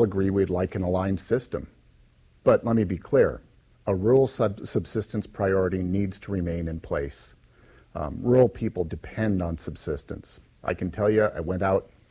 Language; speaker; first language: English; native; English